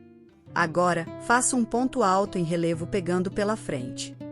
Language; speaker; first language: Portuguese; native; Portuguese